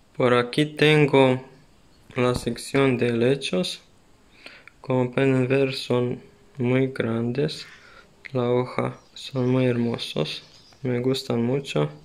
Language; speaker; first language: Spanish; non-native, learner; Serbian